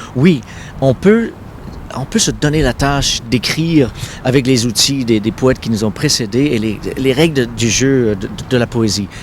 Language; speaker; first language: French; non-native, local second language; English